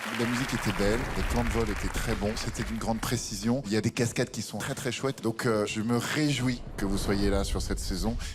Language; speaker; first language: French; native; French